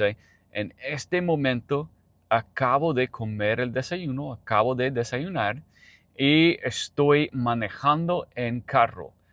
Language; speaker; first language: Spanish; non-native, learner; English